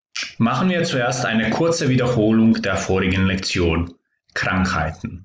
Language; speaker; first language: German; non-native, fluent; Croatian